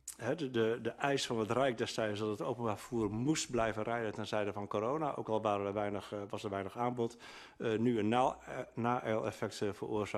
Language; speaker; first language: Dutch; native; Dutch